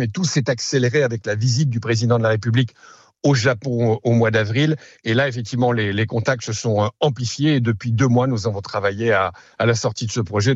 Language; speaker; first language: French; native; French